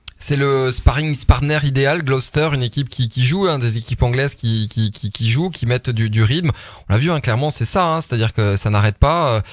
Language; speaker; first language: French; native; French